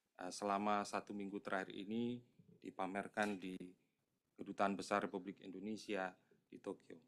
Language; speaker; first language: Indonesian; native; Indonesian